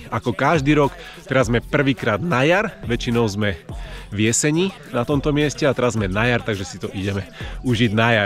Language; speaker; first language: Slovak; native; Slovak